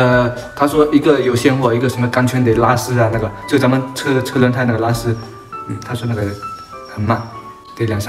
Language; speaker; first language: Chinese; native; Chinese